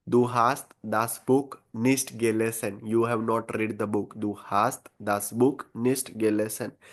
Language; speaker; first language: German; non-native, fluent; Hindi